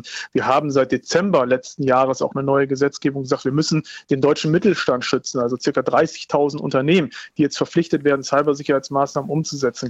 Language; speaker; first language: German; native; German